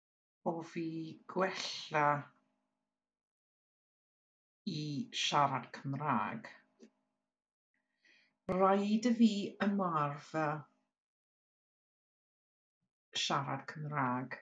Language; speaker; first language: Welsh; non-native, learner; English